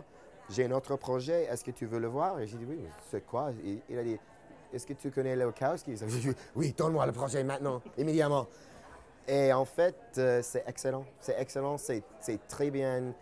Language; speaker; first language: French; non-native, fluent; English